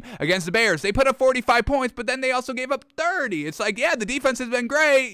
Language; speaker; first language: English; native; English